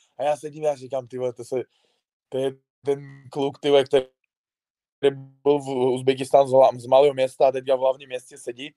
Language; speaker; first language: Czech; non-native, fluent; Uzbek